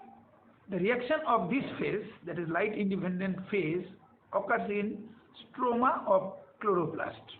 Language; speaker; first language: English; non-native, local second language; Bangla